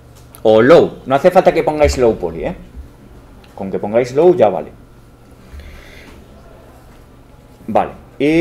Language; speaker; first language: Spanish; native; Spanish